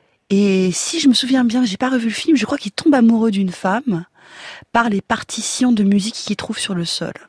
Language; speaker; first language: French; native; French